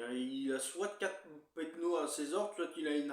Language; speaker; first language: French; native; French